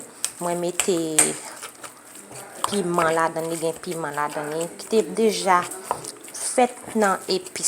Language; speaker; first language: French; non-native, local second language; Haitian Creole